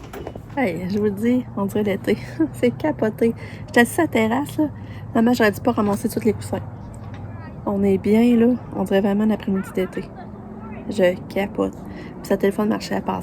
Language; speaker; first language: French; native; French